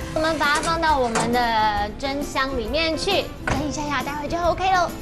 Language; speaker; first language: Chinese; native; Chinese